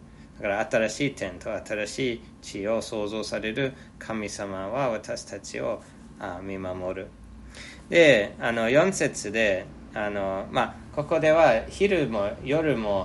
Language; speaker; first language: Japanese; non-native, fluent; English